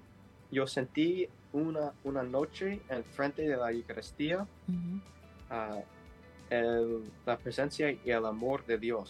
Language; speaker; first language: Spanish; non-native, learner; English